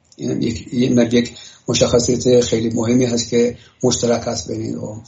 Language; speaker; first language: Persian; native; Persian